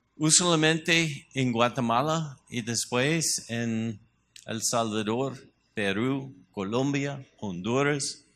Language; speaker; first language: Spanish; non-native, learner; English